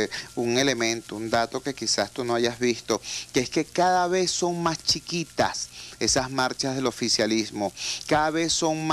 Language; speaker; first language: Spanish; native; Spanish